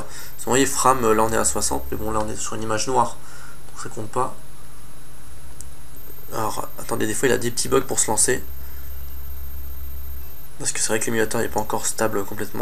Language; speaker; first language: French; native; French